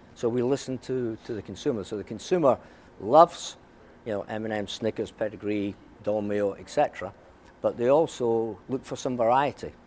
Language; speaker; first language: English; native; English